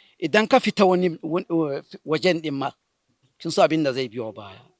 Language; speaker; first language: Hausa; non-native, local second language; Fula